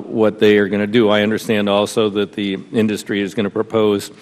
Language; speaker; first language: English; native; English